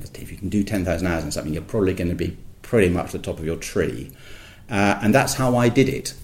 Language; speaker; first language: English; native; English